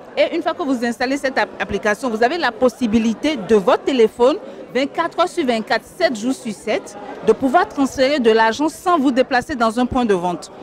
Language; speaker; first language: French; non-native, local second language; Fon